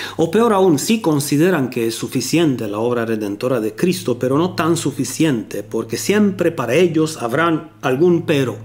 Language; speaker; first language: Spanish; non-native, fluent; Romanian